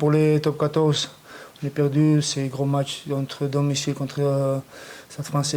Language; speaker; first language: French; non-native, learner; Georgian